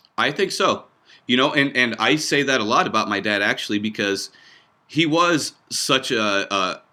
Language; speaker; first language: English; native; English